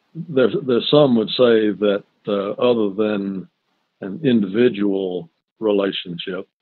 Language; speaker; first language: English; native; English